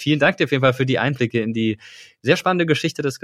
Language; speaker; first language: German; native; German